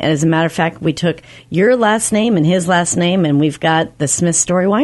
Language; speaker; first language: English; native; English